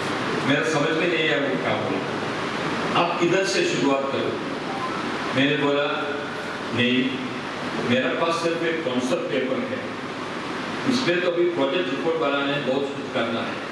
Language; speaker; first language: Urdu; non-native, local second language; Malayalam